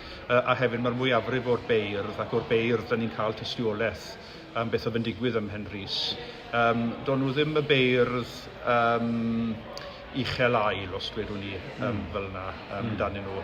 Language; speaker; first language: Welsh; native; Welsh